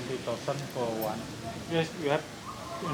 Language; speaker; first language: English; non-native, learner; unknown